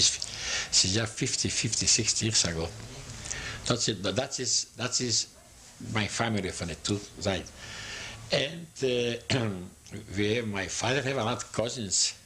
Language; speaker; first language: English; non-native, learner; Yiddish